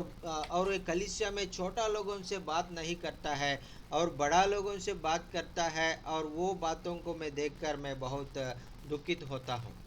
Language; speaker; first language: Hindi; non-native, local second language; Telugu